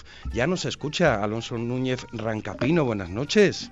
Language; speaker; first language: Spanish; native; Spanish